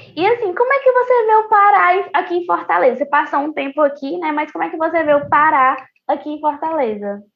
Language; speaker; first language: Portuguese; native; Portuguese